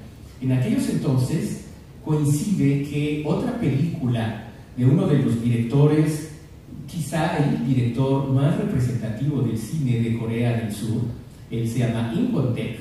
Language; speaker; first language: Spanish; native; Spanish